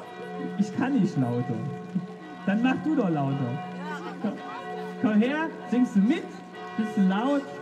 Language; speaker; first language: German; native; German